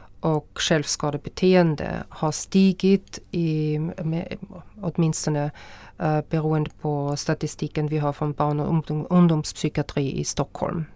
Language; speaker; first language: Swedish; non-native, fluent; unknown